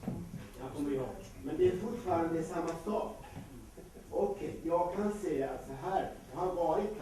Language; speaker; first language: Swedish; non-native, fluent; Kurdish